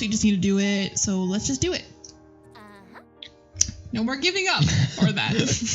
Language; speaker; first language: English; native; English